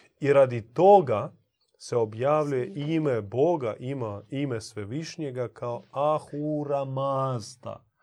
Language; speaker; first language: Croatian; native; Croatian